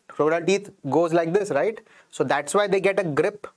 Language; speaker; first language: English; non-native, local second language; Hindi